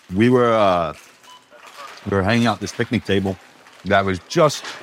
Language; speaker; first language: English; early bilingual, other home language; Spanish